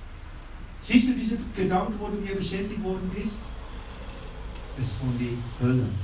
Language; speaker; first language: German; non-native, fluent; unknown